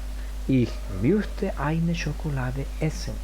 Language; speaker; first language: German; non-native, fluent; Spanish